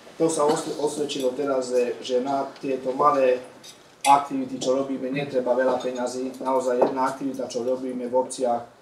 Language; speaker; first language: Slovak; non-native, local second language; Hungarian